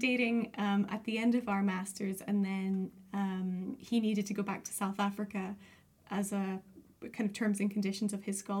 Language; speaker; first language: English; native; English